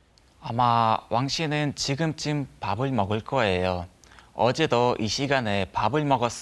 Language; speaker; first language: Korean; non-native, learner; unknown